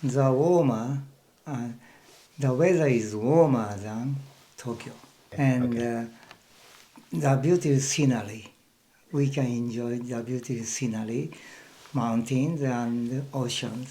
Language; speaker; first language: English; non-native, learner; Japanese